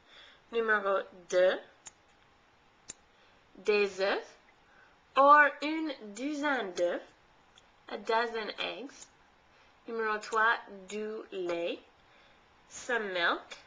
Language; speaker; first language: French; non-native, fluent; English